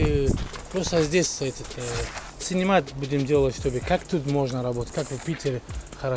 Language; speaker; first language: Russian; non-native, fluent; Tajik